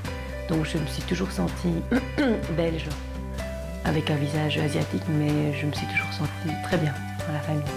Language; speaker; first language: French; early bilingual, other home language; Korean